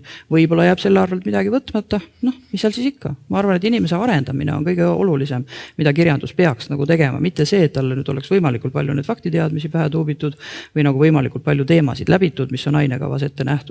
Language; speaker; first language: Estonian; native; Estonian